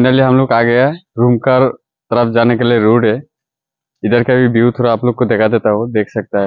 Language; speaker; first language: Hindi; non-native, local second language; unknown